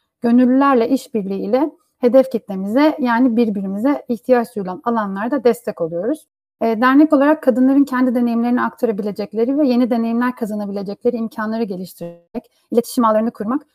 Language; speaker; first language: Turkish; native; Turkish